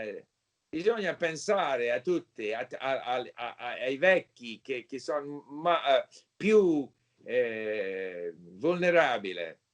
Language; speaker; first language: Italian; non-native, learner; English